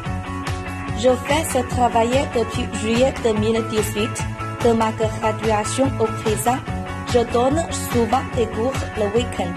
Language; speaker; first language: French; non-native, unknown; Chinese